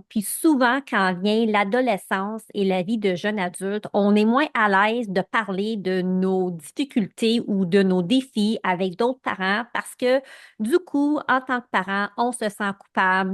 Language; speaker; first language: French; native; French